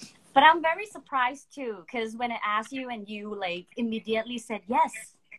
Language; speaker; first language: English; non-native, fluent; Thai